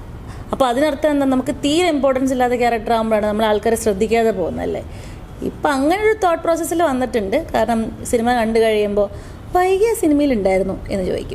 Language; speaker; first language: Malayalam; native; Malayalam